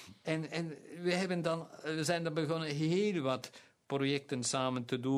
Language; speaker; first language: Dutch; non-native, local second language; German